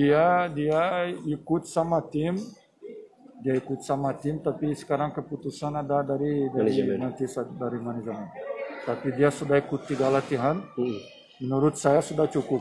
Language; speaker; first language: Indonesian; non-native, fluent; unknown